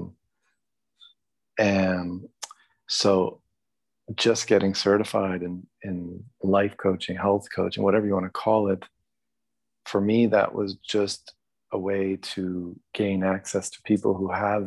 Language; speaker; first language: English; native; English